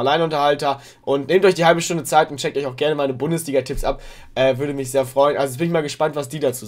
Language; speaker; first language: German; native; German